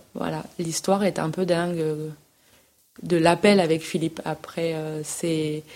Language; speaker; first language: French; native; French